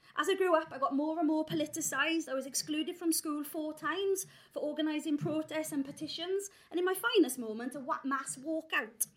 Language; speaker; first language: English; native; English